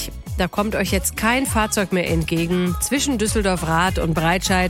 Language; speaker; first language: German; native; German